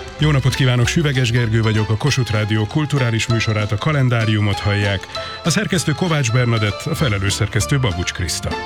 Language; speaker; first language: Hungarian; native; Hungarian